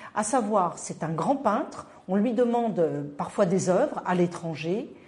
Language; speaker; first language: French; non-native, local second language; Arabic